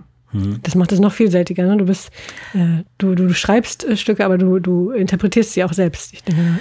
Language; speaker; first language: German; native; German